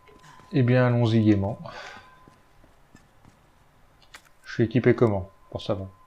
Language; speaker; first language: French; native; French